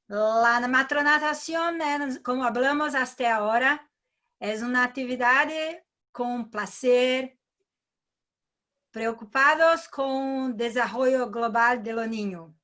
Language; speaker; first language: Spanish; non-native, learner; Portuguese